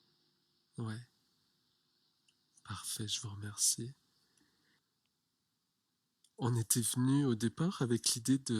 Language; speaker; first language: French; native; French